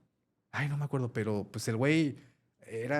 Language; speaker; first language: Spanish; native; Spanish